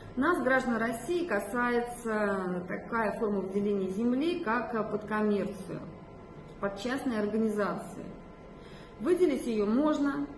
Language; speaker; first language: Russian; native; Russian